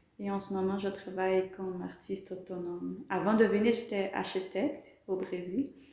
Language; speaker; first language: French; non-native, fluent; Portuguese